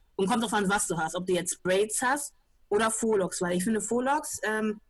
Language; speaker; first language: German; native; German